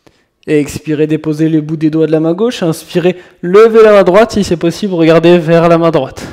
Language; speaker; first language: French; native; French